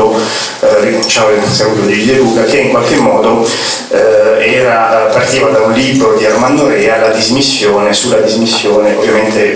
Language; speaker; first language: Italian; native; Italian